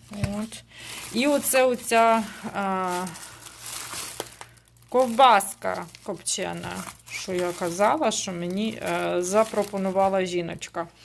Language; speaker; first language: Ukrainian; non-native, local second language; Russian